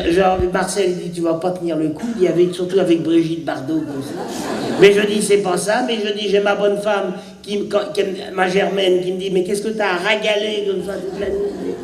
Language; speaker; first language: French; native; French